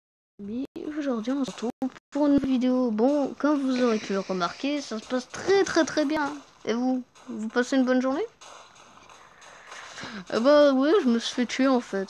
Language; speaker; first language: French; native; French